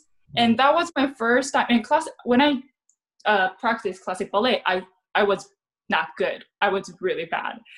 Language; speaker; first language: English; non-native, fluent; Japanese